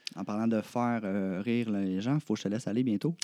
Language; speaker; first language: French; native; French